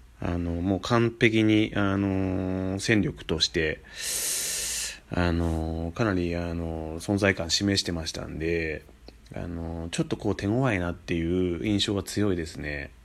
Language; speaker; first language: Japanese; native; Japanese